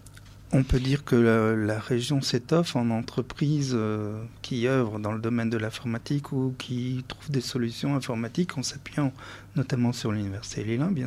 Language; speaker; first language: French; native; French